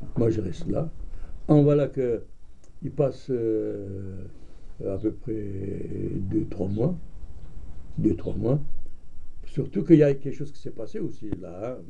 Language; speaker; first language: French; non-native, fluent; Armenian